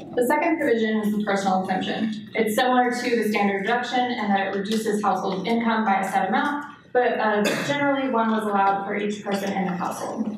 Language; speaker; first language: English; native; English